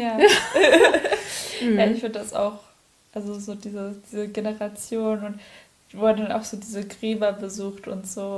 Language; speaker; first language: German; native; German